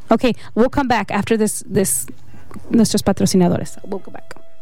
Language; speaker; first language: English; early bilingual, other home language; Spanish